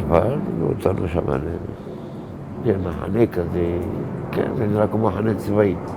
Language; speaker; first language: Hebrew; early bilingual, other home language; Arabic